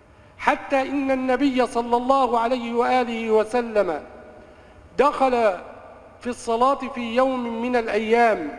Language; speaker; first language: Arabic; native; Arabic